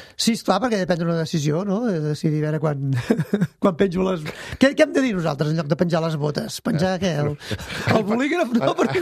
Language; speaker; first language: Catalan; native; Catalan